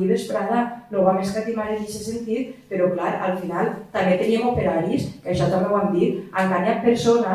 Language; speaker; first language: Catalan; native; Catalan